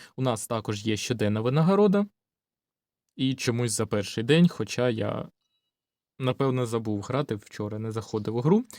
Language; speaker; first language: Ukrainian; non-native, local second language; Russian